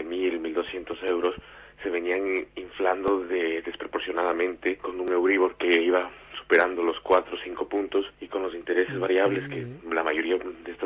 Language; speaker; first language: Spanish; native; Spanish